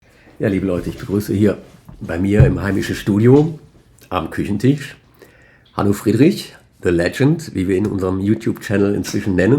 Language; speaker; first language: German; native; German